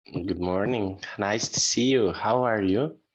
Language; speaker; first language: English; non-native, fluent; Serbian